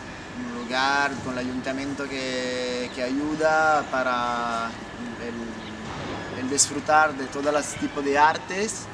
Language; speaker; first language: Spanish; non-native, learner; Italian